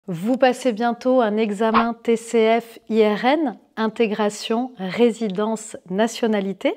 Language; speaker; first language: French; native; French